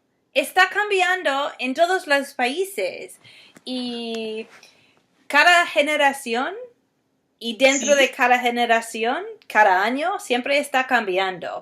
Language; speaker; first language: Spanish; non-native, fluent; English